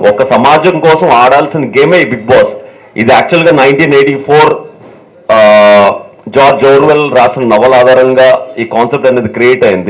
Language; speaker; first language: Telugu; native; Telugu